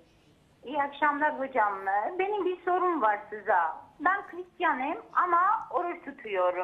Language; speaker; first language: Turkish; non-native, learner; Armenian